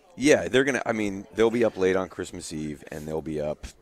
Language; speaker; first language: English; native; English